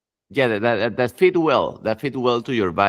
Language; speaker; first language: English; non-native, fluent; Spanish